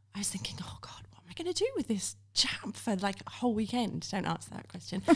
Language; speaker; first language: English; native; English